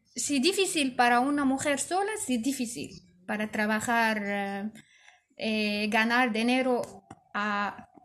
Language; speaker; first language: Spanish; non-native, learner; Arabic